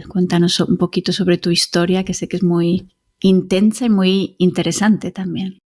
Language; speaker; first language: Spanish; native; Spanish